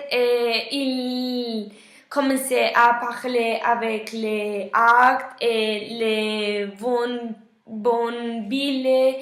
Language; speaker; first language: French; non-native, learner; Spanish